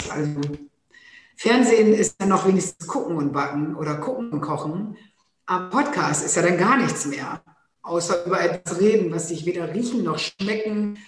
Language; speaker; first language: German; non-native, local second language; Low German